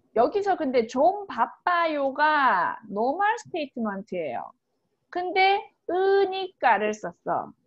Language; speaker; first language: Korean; native; Korean